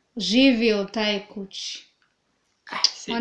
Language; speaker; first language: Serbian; non-native, learner; English